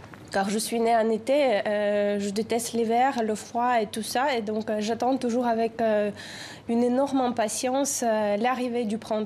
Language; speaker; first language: French; non-native, fluent; Ukrainian